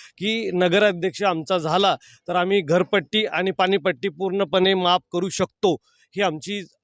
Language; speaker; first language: Marathi; native; Marathi